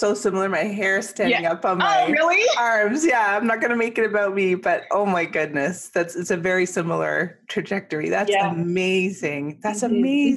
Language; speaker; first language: English; native; English